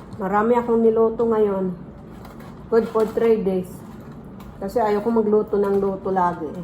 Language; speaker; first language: Filipino; non-native, local second language; Waray